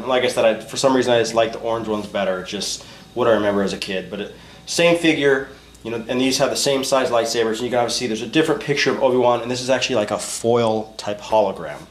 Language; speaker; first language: English; native; English